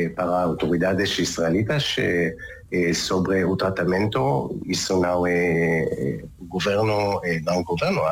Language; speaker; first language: Portuguese; non-native, learner; Hebrew